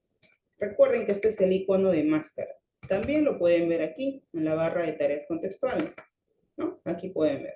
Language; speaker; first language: Spanish; native; Spanish